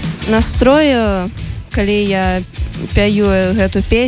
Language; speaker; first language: Belarusian; non-native, local second language; Russian